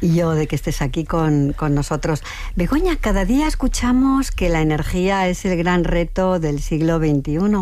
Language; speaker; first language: Spanish; native; Spanish